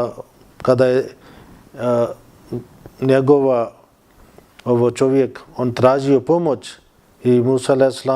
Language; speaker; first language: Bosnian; non-native, fluent; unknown